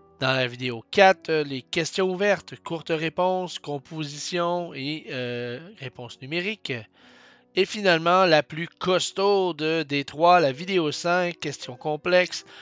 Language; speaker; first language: French; native; French